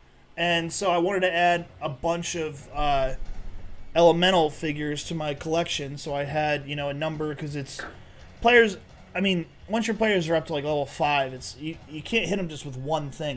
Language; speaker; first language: English; native; English